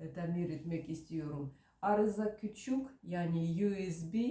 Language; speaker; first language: Turkish; early bilingual, heritage; Ukrainian